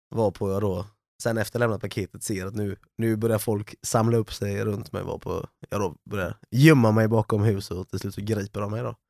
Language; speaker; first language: Swedish; native; Swedish